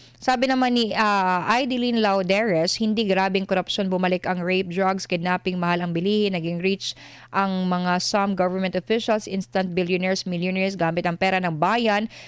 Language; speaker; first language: Filipino; non-native, local second language; Cebuano